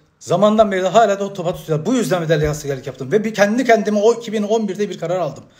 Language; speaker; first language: Turkish; native; Turkish